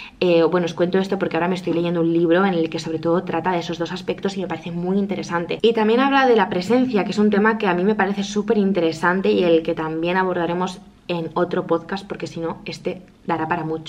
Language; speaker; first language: Spanish; native; Spanish